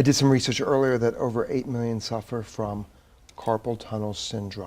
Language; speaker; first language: English; native; English